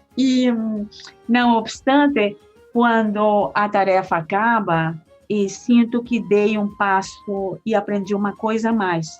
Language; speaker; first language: Portuguese; early bilingual, heritage; Portuguese